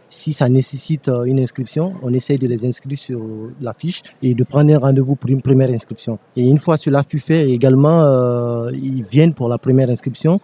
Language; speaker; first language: French; non-native, local second language; Fula